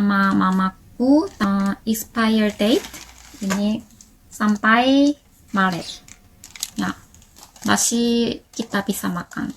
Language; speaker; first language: Indonesian; non-native, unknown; Korean